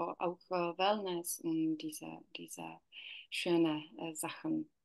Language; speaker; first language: German; non-native, learner; Czech